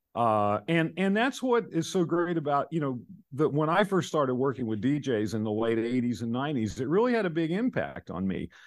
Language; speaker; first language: English; native; English